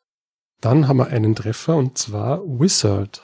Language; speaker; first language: German; native; German